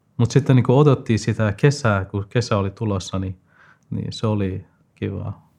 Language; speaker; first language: Finnish; non-native, fluent; Persian